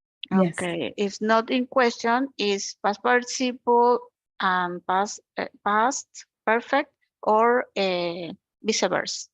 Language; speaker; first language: English; non-native, learner; Spanish